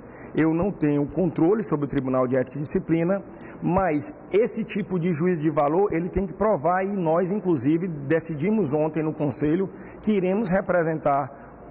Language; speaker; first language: Portuguese; native; Portuguese